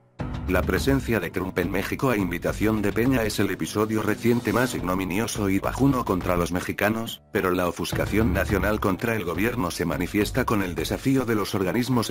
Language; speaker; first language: Spanish; native; Spanish